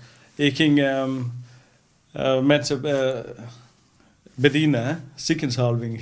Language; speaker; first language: Dutch; non-native, fluent; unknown